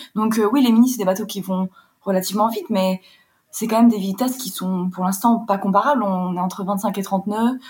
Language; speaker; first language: French; early bilingual, heritage; French